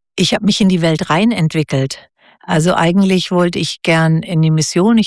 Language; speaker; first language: German; native; German